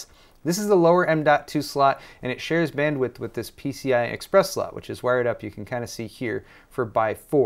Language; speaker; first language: English; native; English